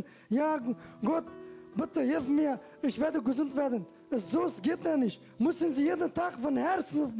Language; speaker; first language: German; non-native, learner; Turkish